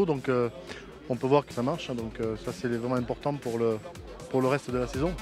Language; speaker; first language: French; native; French